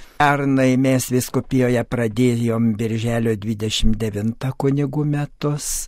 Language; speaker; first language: Lithuanian; native; Lithuanian